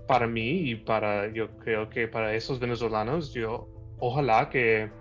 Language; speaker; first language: Spanish; early bilingual, heritage; Spanish